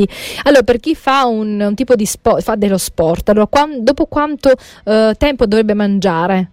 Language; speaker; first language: Italian; native; Italian